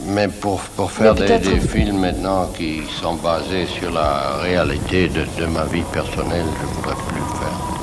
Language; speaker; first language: French; non-native, fluent; Swiss German